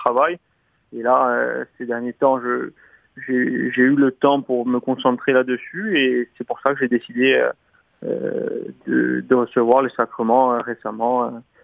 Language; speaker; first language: French; native; French